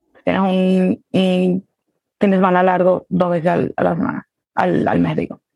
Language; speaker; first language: Spanish; early bilingual, heritage; Spanish